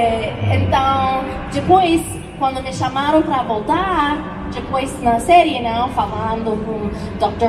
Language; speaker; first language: Portuguese; non-native, learner; English